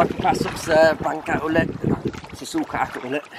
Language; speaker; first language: Filipino; non-native, learner; English